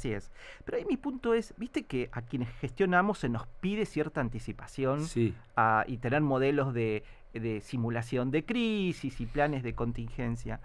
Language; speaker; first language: Spanish; native; Spanish